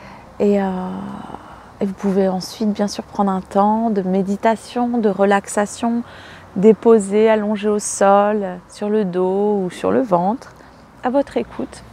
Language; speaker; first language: French; native; French